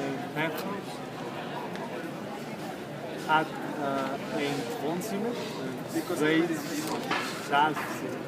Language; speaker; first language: German; non-native, learner; Spanish